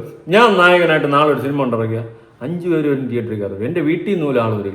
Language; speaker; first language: Malayalam; native; Malayalam